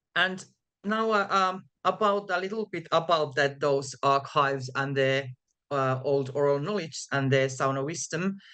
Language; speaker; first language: English; non-native, fluent; Finnish